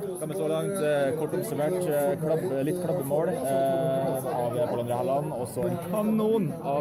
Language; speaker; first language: Norwegian; native; Norwegian